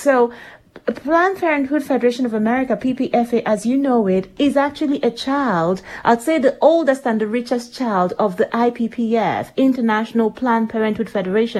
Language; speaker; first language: English; non-native, local second language; Igbo